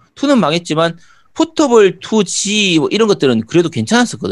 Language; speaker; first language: Korean; native; Korean